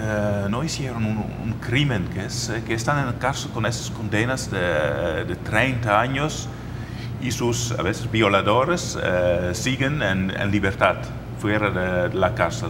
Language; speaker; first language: Spanish; non-native, fluent; Dutch